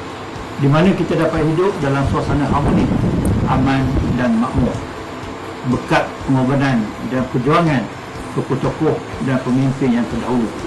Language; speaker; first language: Malay; native; Malay